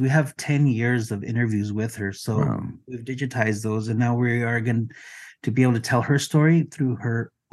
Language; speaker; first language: English; non-native, fluent; Spanish